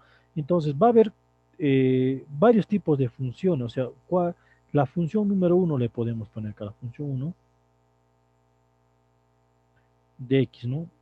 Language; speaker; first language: Spanish; native; Spanish